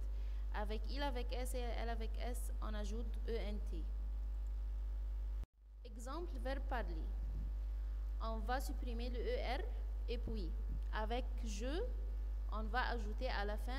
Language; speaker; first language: French; non-native, fluent; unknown